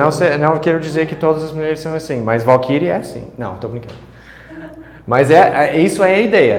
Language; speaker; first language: Portuguese; non-native, fluent; English